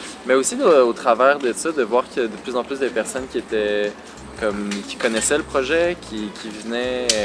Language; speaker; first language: French; native; French